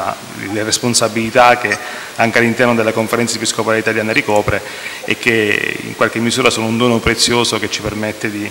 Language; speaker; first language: Italian; native; Italian